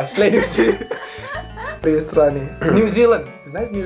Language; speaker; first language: Russian; non-native, learner; Indonesian